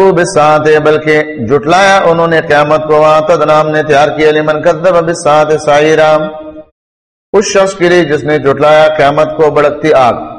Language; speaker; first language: Urdu; non-native, local second language; Pashto